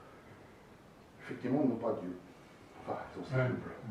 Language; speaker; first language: French; native; French